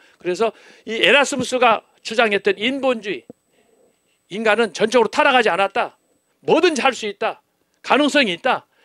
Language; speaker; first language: Korean; native; Korean